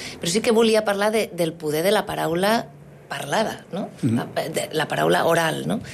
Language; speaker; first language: Catalan; non-native, local second language; Spanish